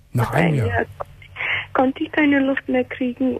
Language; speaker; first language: German; early bilingual, other home language; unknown